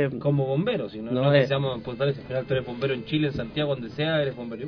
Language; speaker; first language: Spanish; native; Spanish